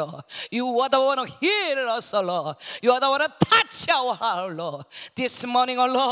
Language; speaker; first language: English; non-native, learner; Korean